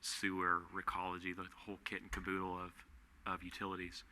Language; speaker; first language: English; native; English